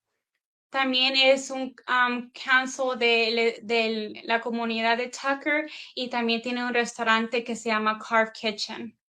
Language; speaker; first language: Spanish; early bilingual, heritage; Spanish